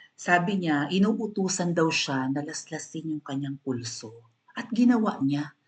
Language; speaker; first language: Filipino; non-native, local second language; Cebuano